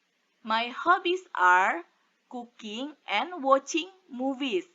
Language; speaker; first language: English; non-native, fluent; Indonesian